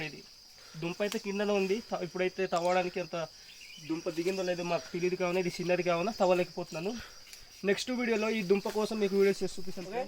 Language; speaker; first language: Telugu; non-native, local second language; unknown